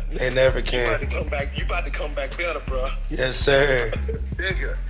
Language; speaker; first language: English; native; English